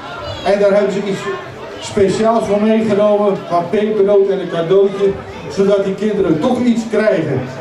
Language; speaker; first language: Dutch; native; Dutch